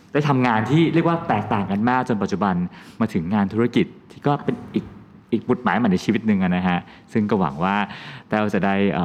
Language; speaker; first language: Thai; native; Thai